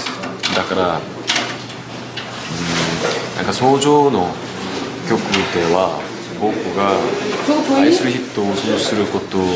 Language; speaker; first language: Japanese; non-native, fluent; Korean